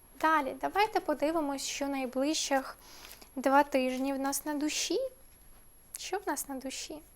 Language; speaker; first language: Ukrainian; native; Ukrainian